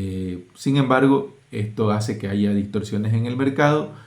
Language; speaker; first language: Spanish; native; Spanish